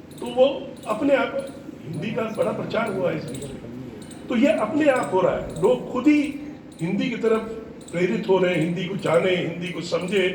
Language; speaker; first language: Hindi; native; Hindi